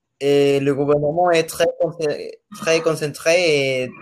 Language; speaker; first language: French; non-native, learner; Spanish